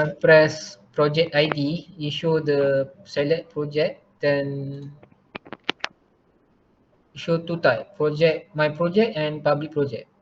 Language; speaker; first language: English; non-native, learner; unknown